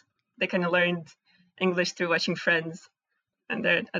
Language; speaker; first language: English; non-native, fluent; Russian